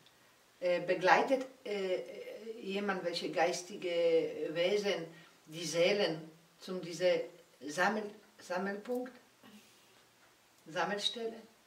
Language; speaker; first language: German; non-native, learner; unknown